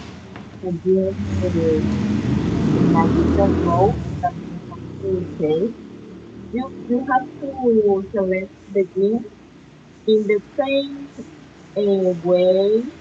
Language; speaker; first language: English; non-native, learner; Spanish